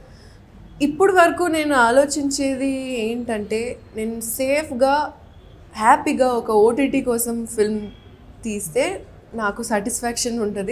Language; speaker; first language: Telugu; non-native, local second language; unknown